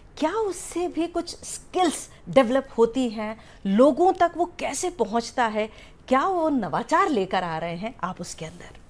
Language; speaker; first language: Hindi; native; Hindi